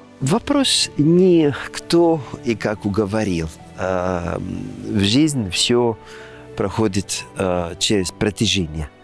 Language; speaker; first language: Russian; non-native, fluent; Greek